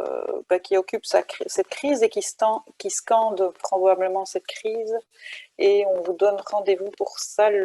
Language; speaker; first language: French; native; French